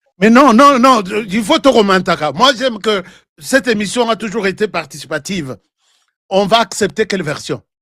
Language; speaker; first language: French; non-native, local second language; Lingala